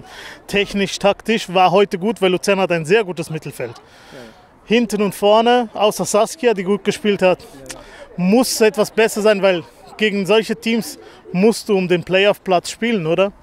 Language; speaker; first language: German; native; German